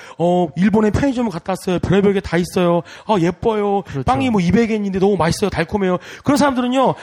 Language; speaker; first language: Korean; native; Korean